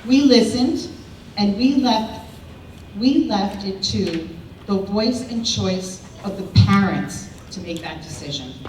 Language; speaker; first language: English; early bilingual, other home language; Spanish